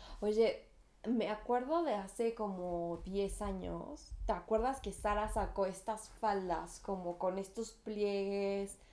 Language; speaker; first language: Spanish; native; Spanish